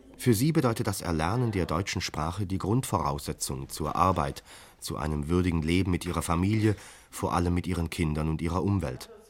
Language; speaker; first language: German; native; German